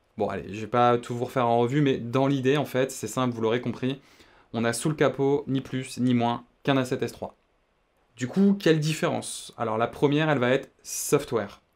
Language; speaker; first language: French; native; French